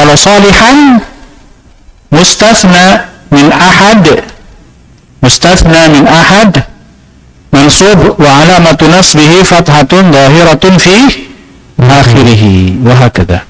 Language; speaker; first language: Arabic; non-native, fluent; Indonesian